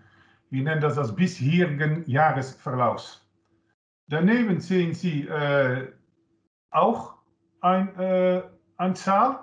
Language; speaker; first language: German; non-native, learner; Dutch